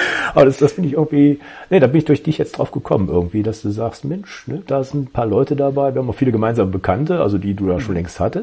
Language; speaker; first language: German; native; German